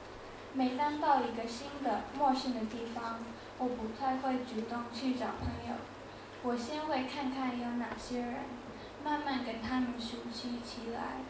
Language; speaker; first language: Chinese; non-native, learner; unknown